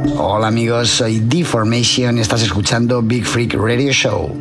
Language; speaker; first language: Spanish; native; Spanish